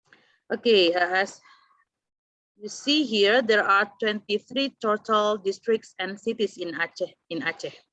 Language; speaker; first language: English; non-native, fluent; Indonesian